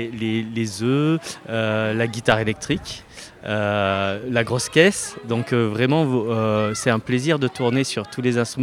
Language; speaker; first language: French; native; French